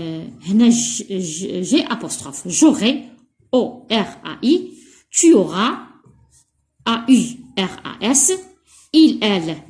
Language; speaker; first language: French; non-native, local second language; Arabic